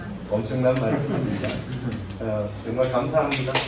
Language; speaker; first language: Korean; native; Korean